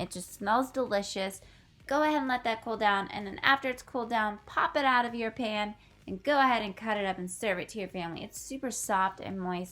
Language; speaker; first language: English; native; English